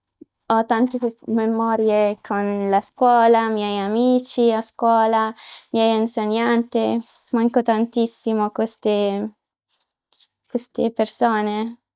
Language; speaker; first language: Italian; non-native, learner; Arabic